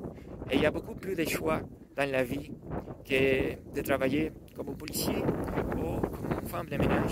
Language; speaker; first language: French; non-native, learner; Spanish